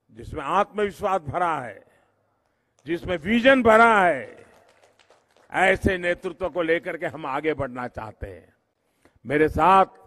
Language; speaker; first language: Hindi; non-native, local second language; Gujarati